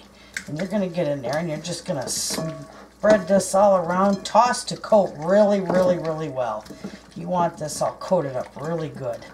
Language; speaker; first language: English; native; English